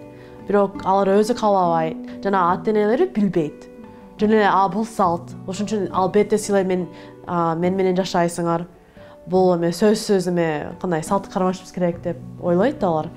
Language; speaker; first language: Kyrgyz; non-native, learner; Korean